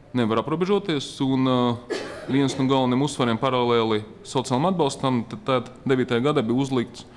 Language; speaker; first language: Latvian; non-native, local second language; Russian